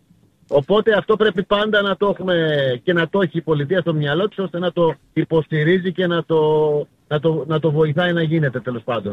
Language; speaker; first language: Greek; native; Greek